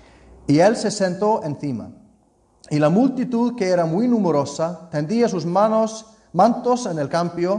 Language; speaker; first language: Spanish; non-native, fluent; Icelandic